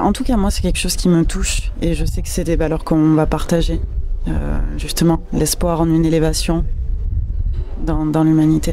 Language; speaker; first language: French; native; French